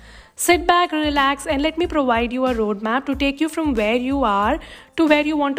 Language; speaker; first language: English; non-native, local second language; Hindi